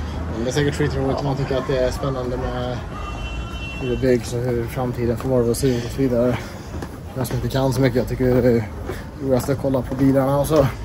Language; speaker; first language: Swedish; native; Swedish